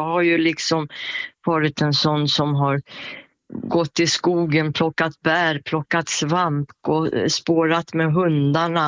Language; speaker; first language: Swedish; native; Swedish